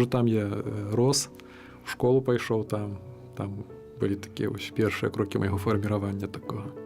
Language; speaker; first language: Belarusian; native; Belarusian